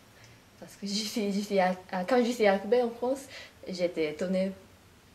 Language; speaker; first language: French; non-native, fluent; Japanese